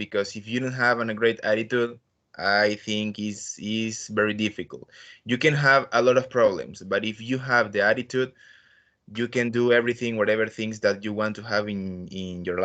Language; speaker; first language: English; non-native, learner; Spanish